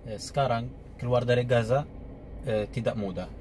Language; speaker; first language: Indonesian; non-native, fluent; Arabic